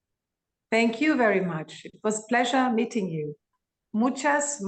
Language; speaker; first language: English; non-native, fluent; Greek